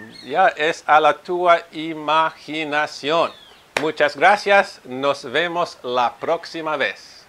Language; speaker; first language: Spanish; non-native, fluent; Italian